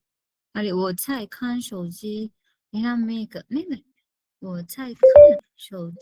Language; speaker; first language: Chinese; non-native, fluent; Sinhala